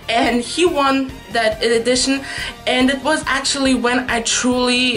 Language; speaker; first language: English; non-native, fluent; Portuguese